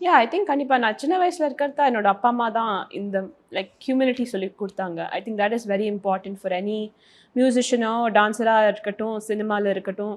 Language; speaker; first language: Tamil; early bilingual, heritage; Tamil